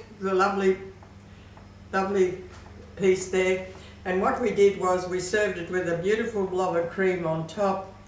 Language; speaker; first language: English; native; English